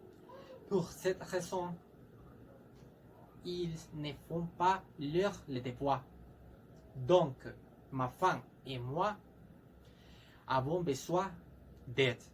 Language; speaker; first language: French; non-native, learner; Spanish